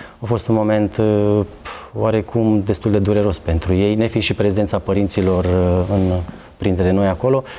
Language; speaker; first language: Romanian; native; Romanian